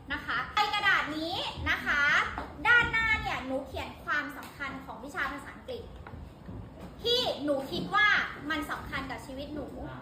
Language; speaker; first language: Thai; native; Thai